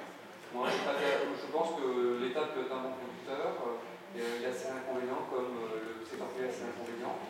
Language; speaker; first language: French; native; French